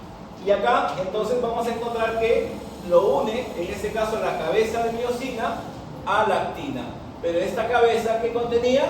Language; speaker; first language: Spanish; native; Spanish